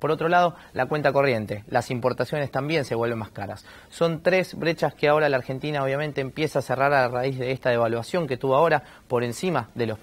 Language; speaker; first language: Spanish; native; Spanish